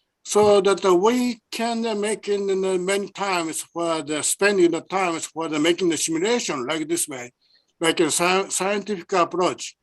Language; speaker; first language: English; non-native, learner; Japanese